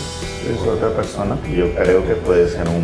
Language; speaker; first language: Spanish; native; Spanish